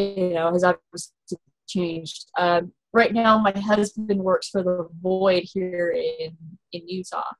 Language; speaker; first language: English; native; English